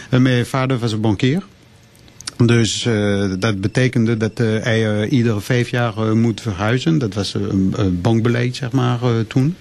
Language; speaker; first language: Dutch; non-native, fluent; French